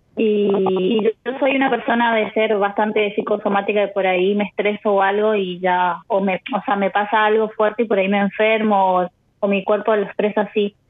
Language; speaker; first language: Spanish; native; Spanish